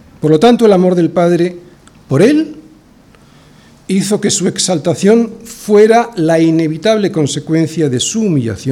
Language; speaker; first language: Spanish; native; Spanish